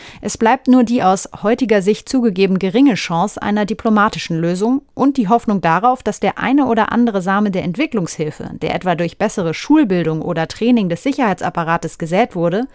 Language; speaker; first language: German; native; German